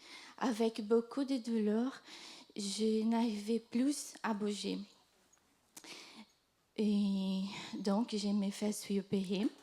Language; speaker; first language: French; non-native, fluent; Portuguese